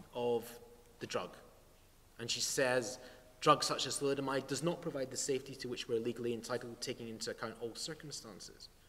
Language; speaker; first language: English; native; English